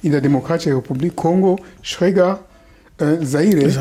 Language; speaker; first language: German; non-native, fluent; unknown